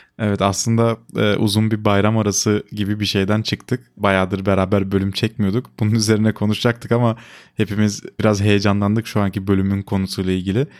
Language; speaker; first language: Turkish; native; Turkish